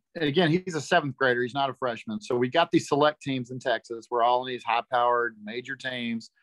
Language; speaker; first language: English; native; English